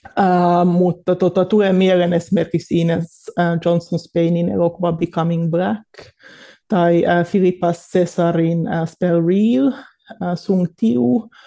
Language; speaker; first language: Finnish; native; Finnish